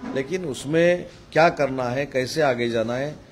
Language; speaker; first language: Hindi; non-native, local second language; Marathi